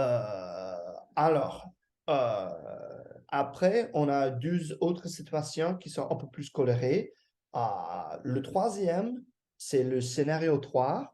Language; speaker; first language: French; non-native, fluent; English